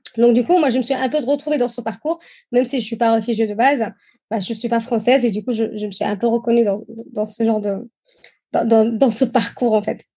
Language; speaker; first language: French; non-native, fluent; Arabic